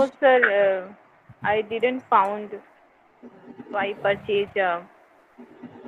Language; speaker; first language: English; non-native, learner; Hindi